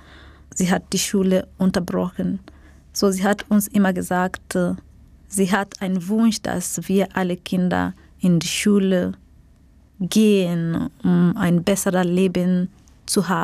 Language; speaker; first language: German; non-native, fluent; Swahili